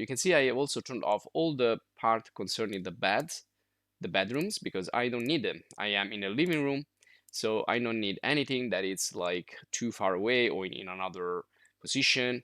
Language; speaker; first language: English; non-native, fluent; Italian